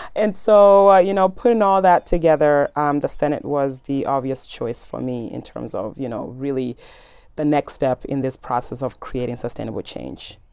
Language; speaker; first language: English; early bilingual, other home language; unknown